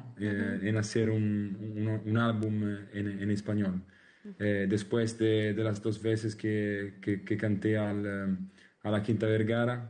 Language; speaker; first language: Spanish; non-native, learner; Italian